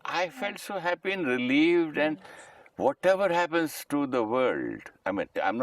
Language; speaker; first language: English; non-native, local second language; Hindi